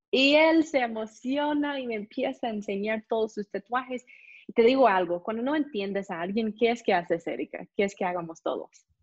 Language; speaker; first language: Spanish; non-native, fluent; English